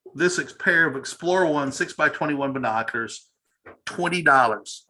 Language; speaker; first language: English; native; English